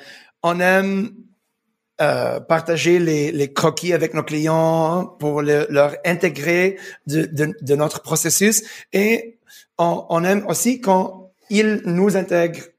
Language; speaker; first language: French; early bilingual, heritage; French